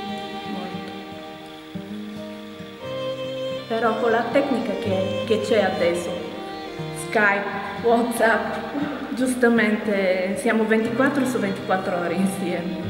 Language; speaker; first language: Italian; non-native, learner; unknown